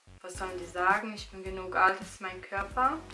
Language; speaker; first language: German; early bilingual, other home language; Albanian